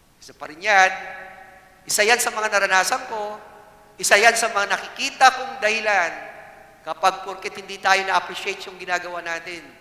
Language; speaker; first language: Filipino; non-native, local second language; Cebuano